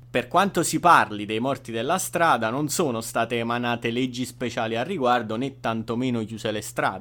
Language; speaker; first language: Italian; native; Italian